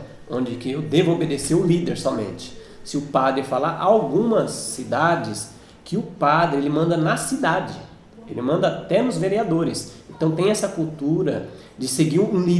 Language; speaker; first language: Portuguese; native; Portuguese